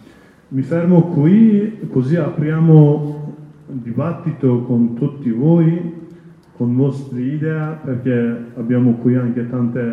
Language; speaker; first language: Italian; non-native, learner; Kurdish